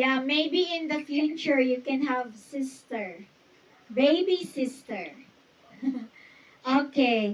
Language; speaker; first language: English; non-native, fluent; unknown